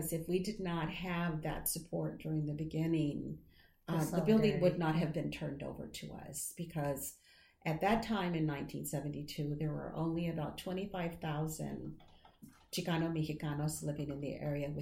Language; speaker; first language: English; native; English